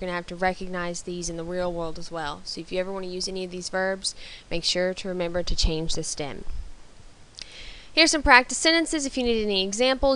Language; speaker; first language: English; native; English